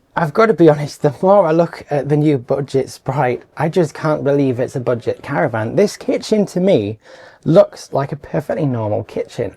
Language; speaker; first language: English; native; English